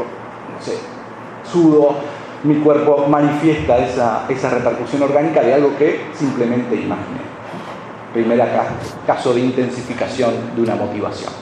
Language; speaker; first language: Spanish; native; Spanish